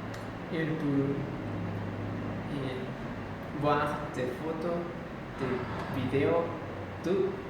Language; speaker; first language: French; non-native, learner; Spanish